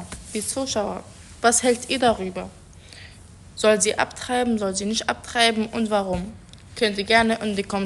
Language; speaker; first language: German; non-native, learner; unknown